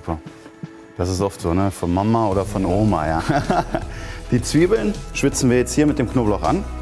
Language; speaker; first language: German; native; German